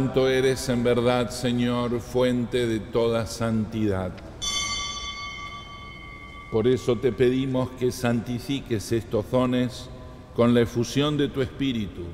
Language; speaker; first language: Spanish; native; Spanish